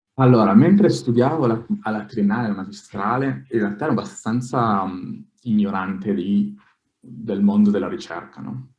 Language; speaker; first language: Italian; early bilingual, other home language; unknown